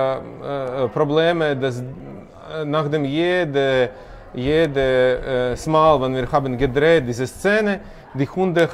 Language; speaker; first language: German; non-native, learner; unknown